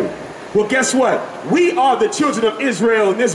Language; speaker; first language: English; native; English